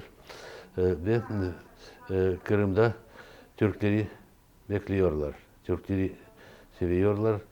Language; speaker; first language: Turkish; non-native, fluent; Russian